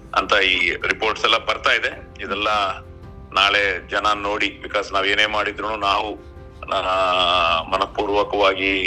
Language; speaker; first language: Kannada; non-native, local second language; Telugu